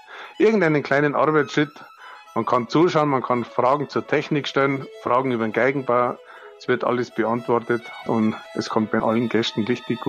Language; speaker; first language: German; native; German